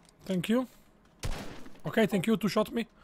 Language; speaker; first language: English; non-native, learner; Italian